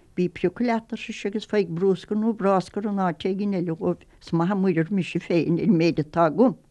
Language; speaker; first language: Irish; native; Irish